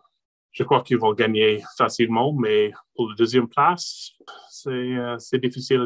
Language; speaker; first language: French; non-native, local second language; English